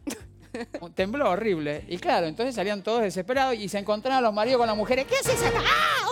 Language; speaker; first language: Spanish; native; Spanish